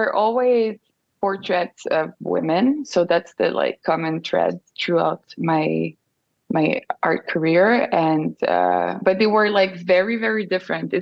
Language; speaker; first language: English; non-native, fluent; French